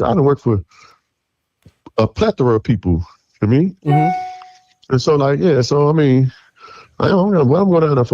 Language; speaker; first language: English; native; English